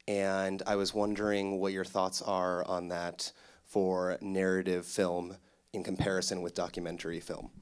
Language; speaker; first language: English; native; English